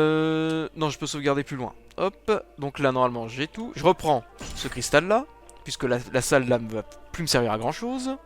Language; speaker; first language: French; native; French